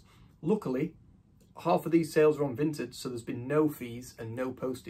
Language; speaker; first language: English; native; English